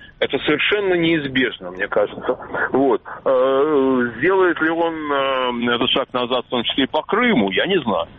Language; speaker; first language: Russian; native; Russian